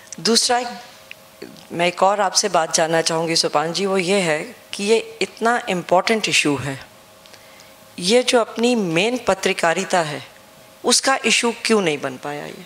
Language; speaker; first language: Hindi; native; Hindi